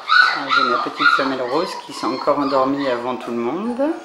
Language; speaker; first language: French; native; French